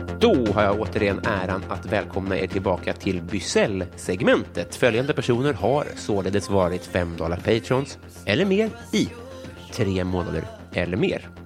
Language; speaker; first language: Swedish; native; Swedish